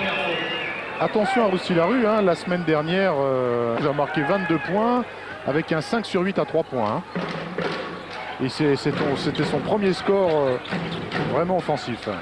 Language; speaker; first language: French; native; French